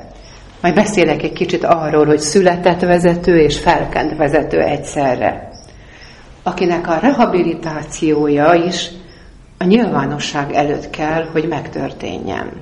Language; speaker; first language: Hungarian; native; Hungarian